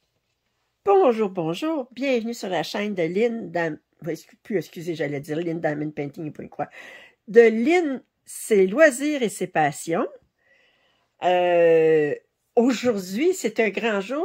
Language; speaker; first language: French; native; French